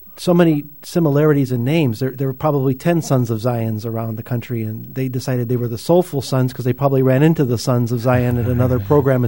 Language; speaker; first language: English; native; English